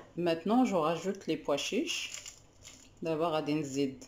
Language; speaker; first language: French; non-native, local second language; Arabic